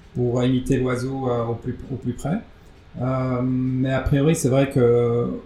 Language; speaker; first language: French; native; French